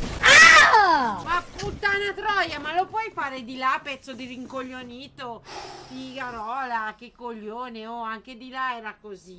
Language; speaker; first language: Italian; native; Italian